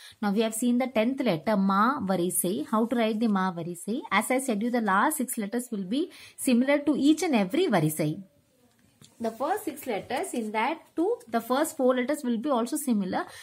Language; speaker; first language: English; non-native, local second language; Tamil